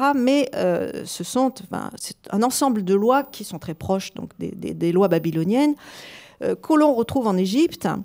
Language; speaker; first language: French; native; French